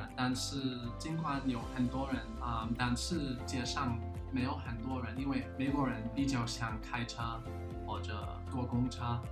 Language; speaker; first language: Chinese; non-native, learner; English